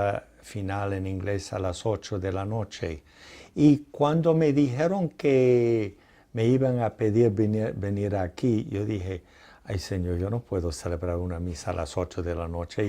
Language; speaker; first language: Spanish; non-native, fluent; English